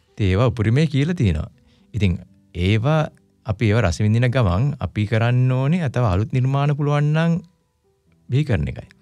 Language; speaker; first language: Sinhala; non-native, local second language; Tamil